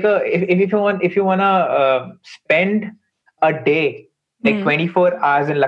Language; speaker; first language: English; non-native, local second language; Hindi